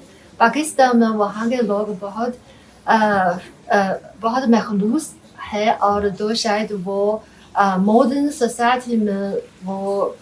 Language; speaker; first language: Hindi; non-native, fluent; Chinese